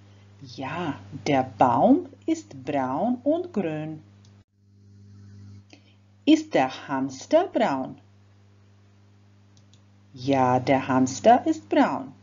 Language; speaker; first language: German; non-native, fluent; Croatian